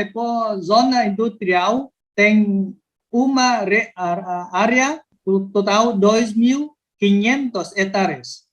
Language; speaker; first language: Portuguese; non-native, learner; Vietnamese